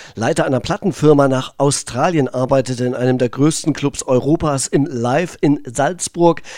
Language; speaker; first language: German; native; German